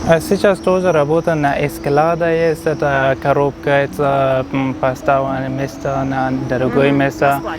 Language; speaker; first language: Russian; non-native, learner; Persian